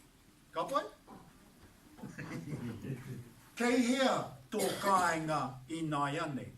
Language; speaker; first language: Māori; non-native, fluent; English